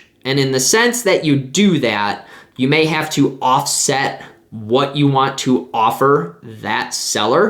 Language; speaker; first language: English; native; English